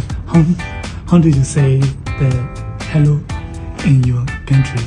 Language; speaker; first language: English; non-native, learner; Burmese